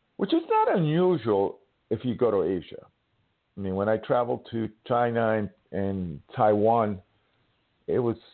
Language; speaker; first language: English; native; English